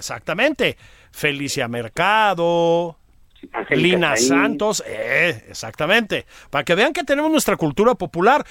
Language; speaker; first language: Spanish; native; Spanish